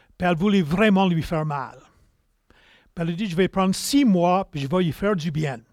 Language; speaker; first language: French; non-native, local second language; English